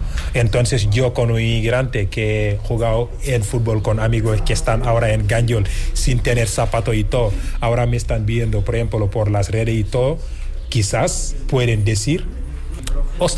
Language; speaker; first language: Spanish; non-native, fluent; Wolof